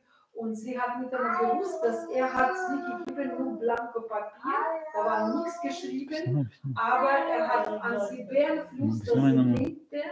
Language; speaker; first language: German; non-native, learner; Russian